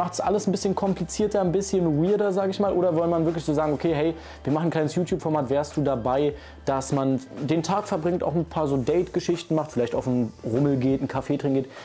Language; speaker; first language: German; native; German